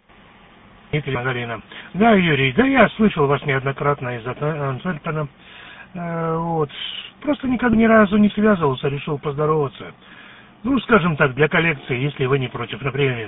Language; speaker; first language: Russian; native; Russian